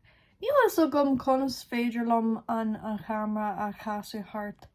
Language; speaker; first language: Irish; non-native, local second language; English